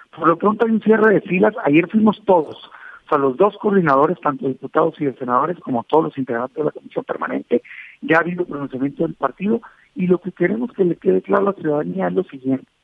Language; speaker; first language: Spanish; native; Spanish